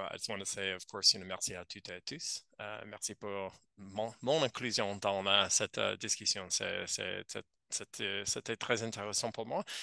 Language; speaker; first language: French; non-native, fluent; English